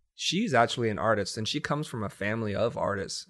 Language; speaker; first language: English; native; English